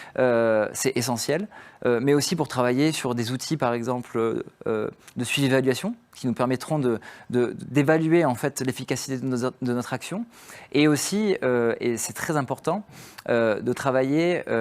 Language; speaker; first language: French; native; French